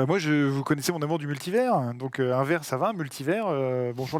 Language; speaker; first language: French; native; French